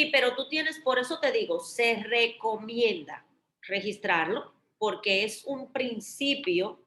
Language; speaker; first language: Spanish; native; Spanish